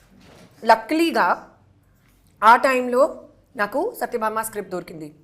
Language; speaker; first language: Telugu; non-native, local second language; Hindi